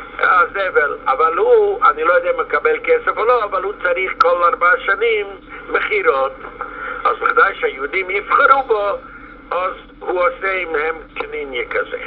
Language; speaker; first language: Hebrew; non-native, fluent; Yiddish